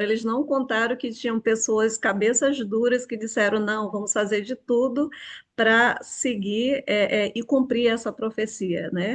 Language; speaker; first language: Portuguese; native; Portuguese